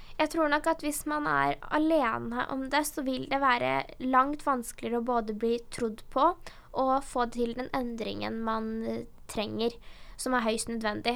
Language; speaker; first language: Norwegian; early bilingual, other home language; Urdu